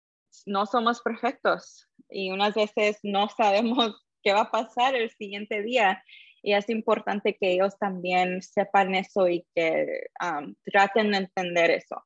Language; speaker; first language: Spanish; early bilingual, heritage; Spanish